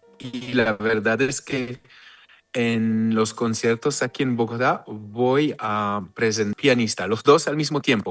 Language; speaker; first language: Spanish; non-native, fluent; Hebrew